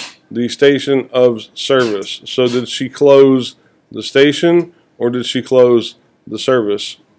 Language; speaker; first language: English; native; English